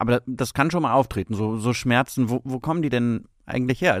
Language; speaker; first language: German; native; German